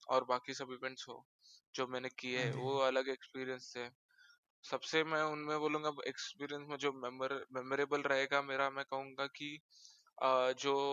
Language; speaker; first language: Hindi; non-native, local second language; Marathi